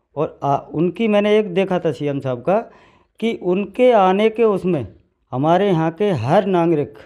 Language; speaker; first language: Hindi; native; Hindi